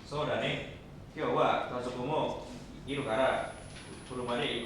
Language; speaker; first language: Japanese; non-native, learner; Indonesian